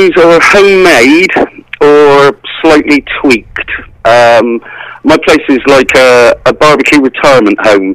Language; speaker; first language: English; native; English